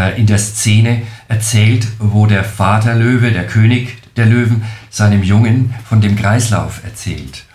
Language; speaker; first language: German; native; German